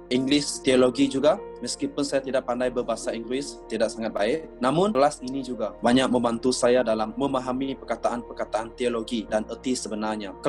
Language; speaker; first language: Malay; non-native, local second language; Iban